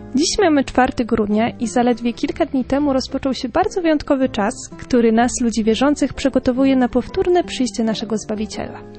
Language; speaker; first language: Polish; native; Polish